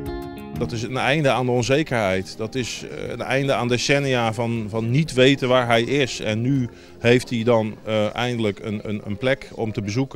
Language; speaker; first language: Dutch; native; Dutch